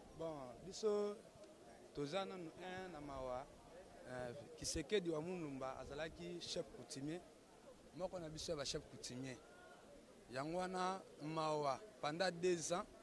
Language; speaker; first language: Lingala; non-native, local second language; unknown